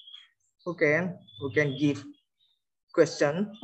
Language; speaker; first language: English; non-native, learner; Indonesian